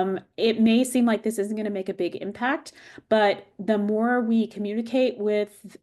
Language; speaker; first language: English; native; English